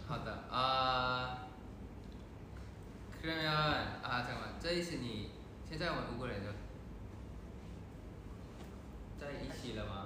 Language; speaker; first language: Chinese; non-native, learner; Thai